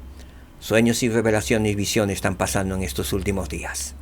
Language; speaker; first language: Spanish; native; Spanish